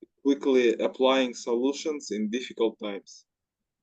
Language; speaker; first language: English; non-native, learner; Russian